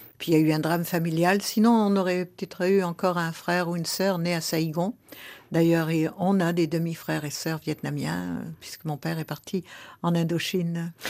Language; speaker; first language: French; early bilingual, other home language; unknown